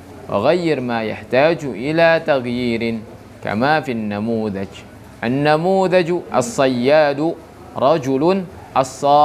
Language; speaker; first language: Arabic; non-native, fluent; Indonesian